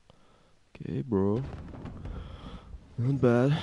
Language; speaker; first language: English; non-native, learner; Ukrainian